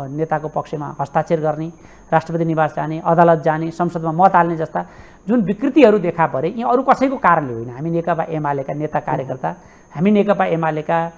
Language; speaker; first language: Nepali; native; Nepali